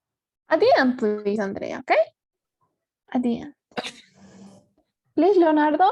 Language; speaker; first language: English; non-native, fluent; Spanish